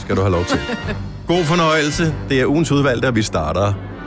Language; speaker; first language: Danish; native; Danish